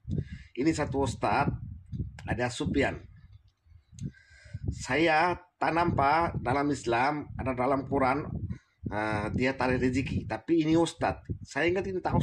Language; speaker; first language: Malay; non-native, learner; Bangla